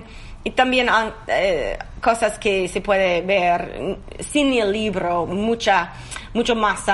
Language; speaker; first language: Spanish; non-native, learner; English